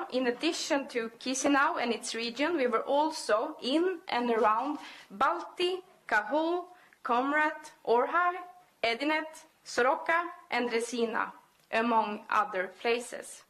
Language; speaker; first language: English; non-native, fluent; Swedish